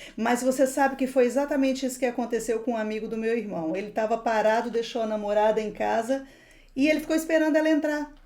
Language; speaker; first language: Portuguese; native; Portuguese